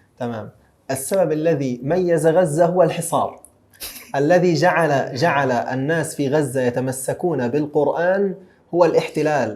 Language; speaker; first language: Arabic; native; Arabic